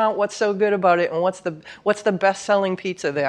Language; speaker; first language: English; non-native, learner; Arabic